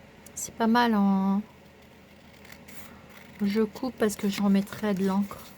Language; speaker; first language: French; native; French